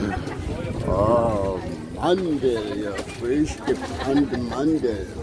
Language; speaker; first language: German; non-native, learner; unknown